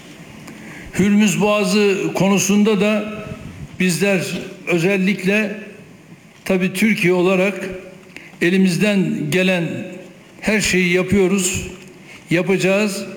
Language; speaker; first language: Turkish; native; Turkish